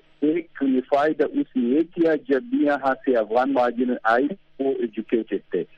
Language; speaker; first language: Hindi; non-native, fluent; Pashto